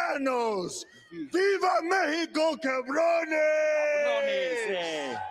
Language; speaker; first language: Spanish; non-native, learner; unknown